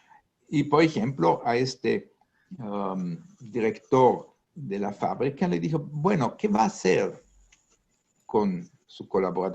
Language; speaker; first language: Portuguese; non-native, learner; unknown